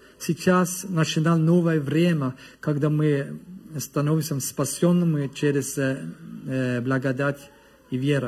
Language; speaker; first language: Russian; non-native, learner; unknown